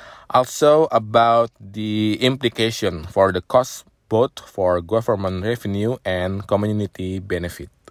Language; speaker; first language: English; non-native, fluent; Indonesian